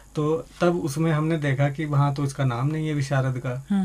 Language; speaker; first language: Hindi; native; Hindi